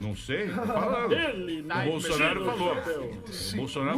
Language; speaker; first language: Portuguese; native; Portuguese